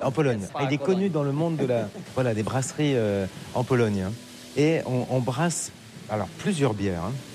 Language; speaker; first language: French; native; French